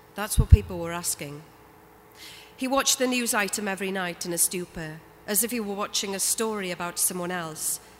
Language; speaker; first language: English; non-native, local second language; Welsh